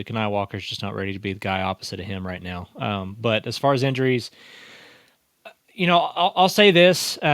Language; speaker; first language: English; native; English